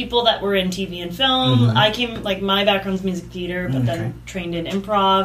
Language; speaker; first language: English; native; English